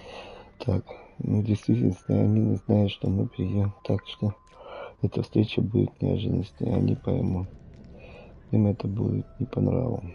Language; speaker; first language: Russian; native; Russian